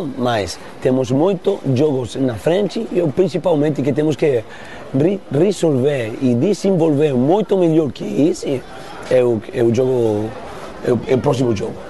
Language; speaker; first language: Portuguese; non-native, learner; Spanish